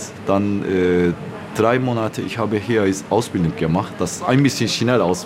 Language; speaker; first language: German; non-native, learner; Turkish